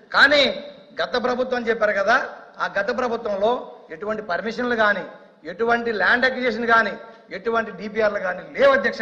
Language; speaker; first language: Telugu; native; Telugu